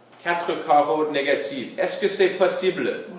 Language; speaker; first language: French; non-native, local second language; English